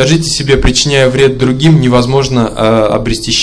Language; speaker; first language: Russian; native; Russian